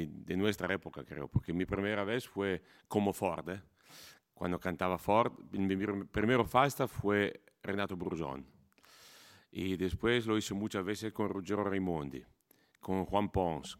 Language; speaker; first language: Spanish; non-native, fluent; Italian